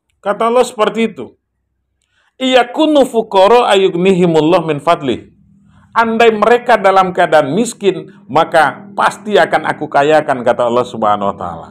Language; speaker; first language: Indonesian; non-native, local second language; Minangkabau